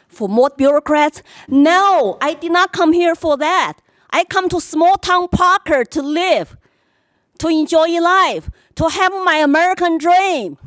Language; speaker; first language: English; non-native, fluent; Chinese